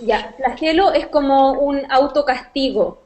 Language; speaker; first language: Spanish; native; Spanish